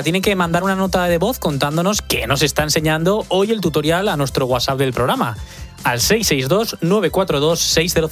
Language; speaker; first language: Spanish; native; Spanish